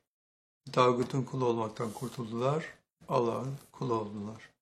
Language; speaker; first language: Turkish; native; Turkish